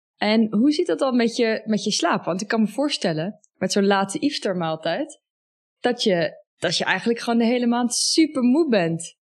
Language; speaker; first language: Dutch; native; Dutch